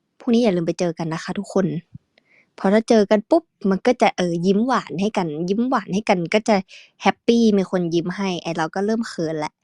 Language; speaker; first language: Thai; native; Thai